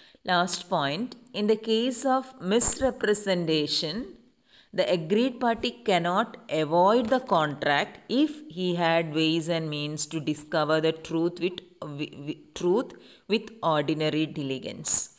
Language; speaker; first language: English; non-native, local second language; Malayalam